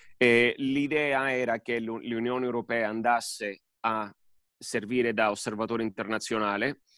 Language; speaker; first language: Italian; early bilingual, heritage; Spanish